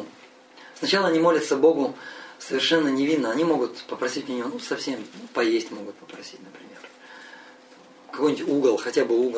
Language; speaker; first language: Russian; native; Russian